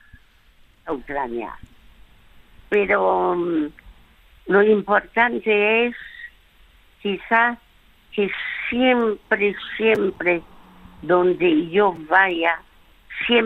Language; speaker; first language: Spanish; early bilingual, other home language; French